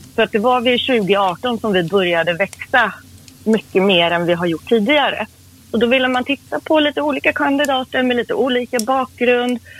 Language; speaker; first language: Swedish; early bilingual, other home language; Persian